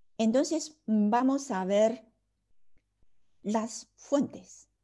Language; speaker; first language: Spanish; non-native, fluent; Chinese